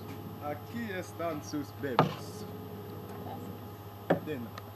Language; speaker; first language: Spanish; non-native, learner; English